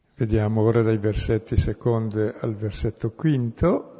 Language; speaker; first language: Italian; non-native, local second language; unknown